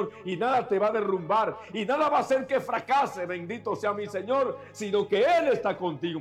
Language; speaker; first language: Spanish; native; Spanish